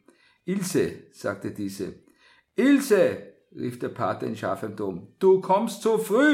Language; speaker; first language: German; native; German